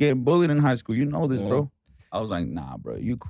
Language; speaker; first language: English; early bilingual, other home language; Spanish